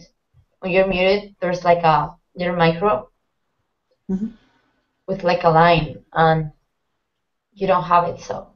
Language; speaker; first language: English; non-native, fluent; Spanish